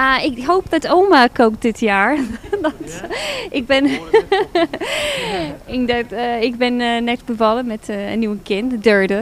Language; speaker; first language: Dutch; non-native, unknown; English